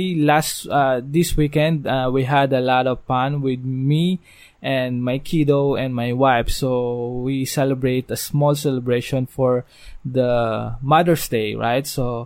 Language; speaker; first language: English; non-native, local second language; Filipino